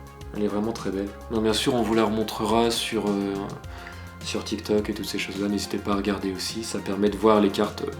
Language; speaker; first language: French; native; French